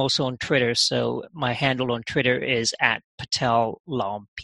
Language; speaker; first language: English; native; English